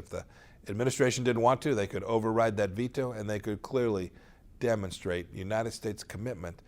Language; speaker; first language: English; native; English